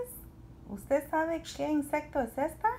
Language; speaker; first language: Spanish; early bilingual, heritage; Spanish